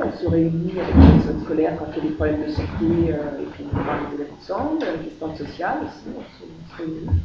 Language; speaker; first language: French; native; French